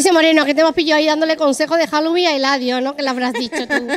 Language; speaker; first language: Spanish; native; Spanish